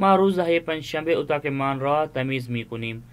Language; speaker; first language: Persian; non-native, fluent; Urdu